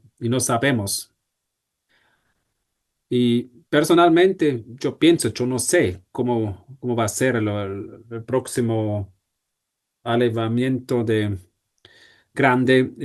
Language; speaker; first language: Spanish; non-native, fluent; German